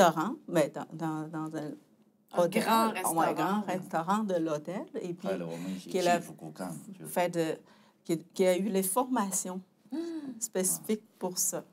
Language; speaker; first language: French; non-native, fluent; Chinese